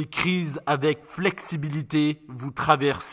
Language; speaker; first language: French; native; French